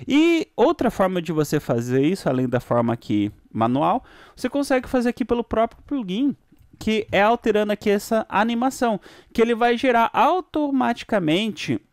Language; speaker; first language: Portuguese; native; Portuguese